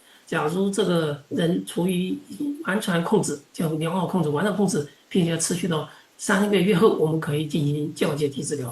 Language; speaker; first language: Chinese; non-native, local second language; Indonesian